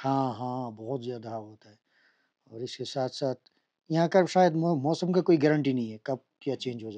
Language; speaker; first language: Hindi; non-native, fluent; Bangla